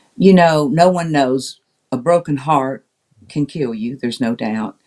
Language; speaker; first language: English; native; English